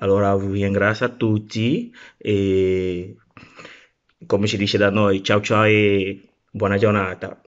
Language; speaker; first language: Italian; non-native, fluent; French